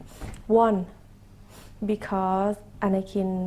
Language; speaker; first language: English; non-native, learner; Thai